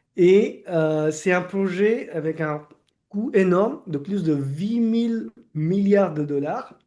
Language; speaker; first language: French; non-native, fluent; Marathi